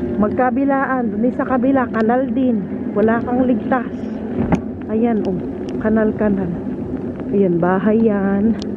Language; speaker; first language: Filipino; non-native, local second language; Pampanga